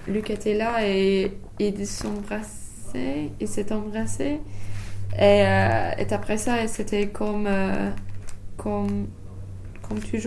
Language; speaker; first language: French; non-native, learner; English